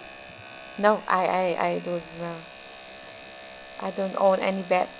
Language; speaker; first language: English; non-native, learner; Vietnamese